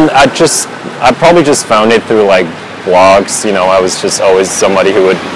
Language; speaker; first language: English; non-native, fluent; Swiss German